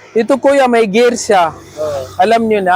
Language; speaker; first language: Filipino; non-native, learner; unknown